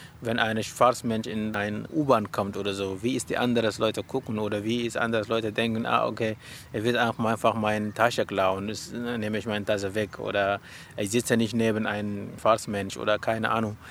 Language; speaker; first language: German; non-native, learner; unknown